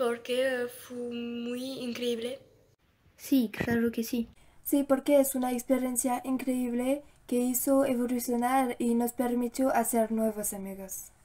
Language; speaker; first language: Spanish; non-native, learner; French